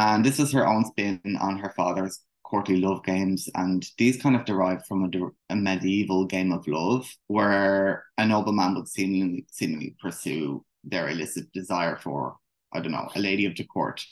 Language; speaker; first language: English; native; English